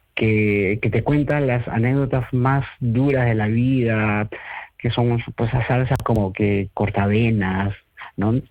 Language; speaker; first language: Spanish; native; Spanish